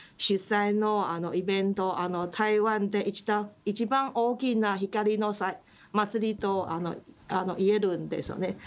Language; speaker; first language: Japanese; non-native, fluent; Chinese